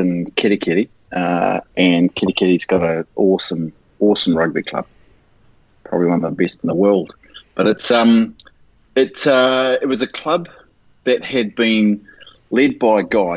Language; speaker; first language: English; native; English